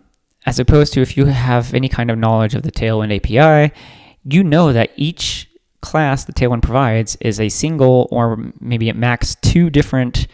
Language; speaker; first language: English; native; English